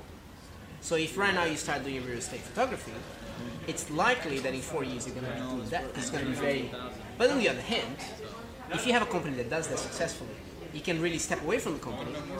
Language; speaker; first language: English; non-native, fluent; Portuguese